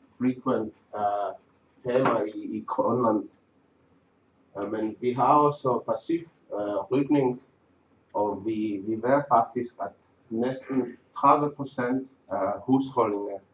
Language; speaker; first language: Danish; non-native, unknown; Czech